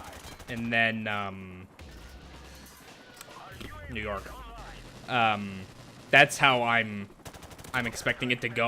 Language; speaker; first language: English; native; English